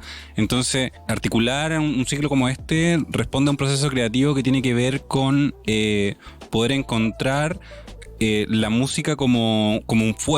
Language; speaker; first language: Spanish; native; Spanish